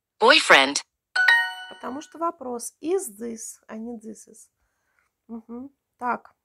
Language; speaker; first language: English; non-native, learner; Russian